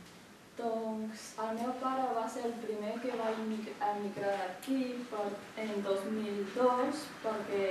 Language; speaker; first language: Catalan; early bilingual, other home language; Chinese